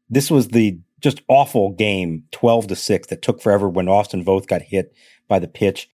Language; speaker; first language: English; native; English